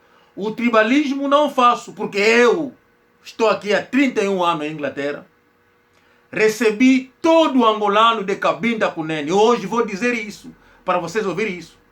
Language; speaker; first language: Portuguese; non-native, local second language; Kongo